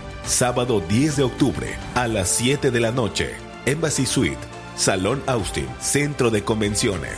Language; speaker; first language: Spanish; native; Spanish